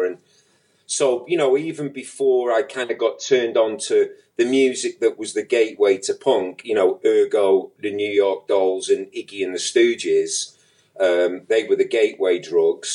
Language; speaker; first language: English; native; English